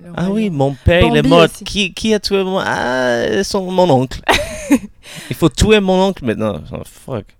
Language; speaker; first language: French; early bilingual, other home language; English